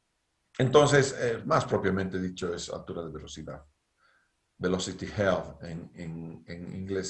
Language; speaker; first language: Spanish; native; Spanish